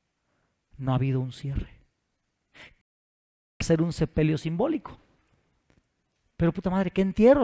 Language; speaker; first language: Spanish; native; Spanish